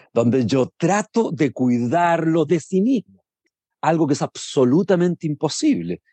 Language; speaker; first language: Spanish; native; Spanish